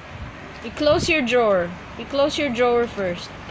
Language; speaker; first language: English; non-native, local second language; Filipino